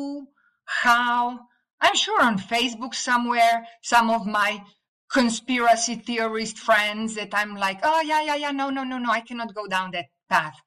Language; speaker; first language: English; non-native, fluent; Slovenian